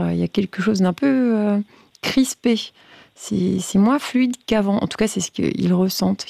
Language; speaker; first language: French; native; French